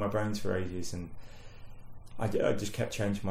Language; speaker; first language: English; native; English